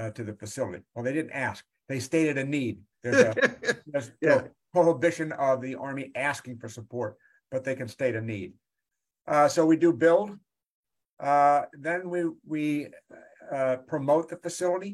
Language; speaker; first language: English; native; English